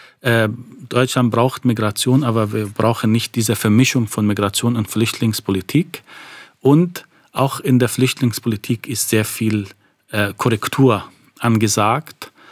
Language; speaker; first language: German; non-native, fluent; Arabic